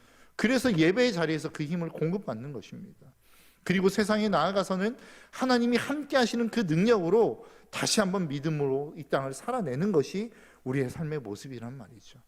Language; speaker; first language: Korean; native; Korean